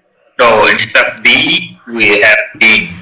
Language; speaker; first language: English; non-native, learner; Telugu